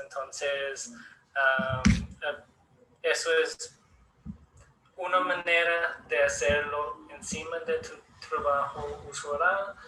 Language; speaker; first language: Spanish; non-native, learner; English